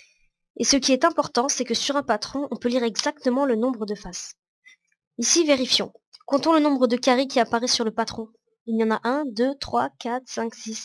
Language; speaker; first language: French; native; French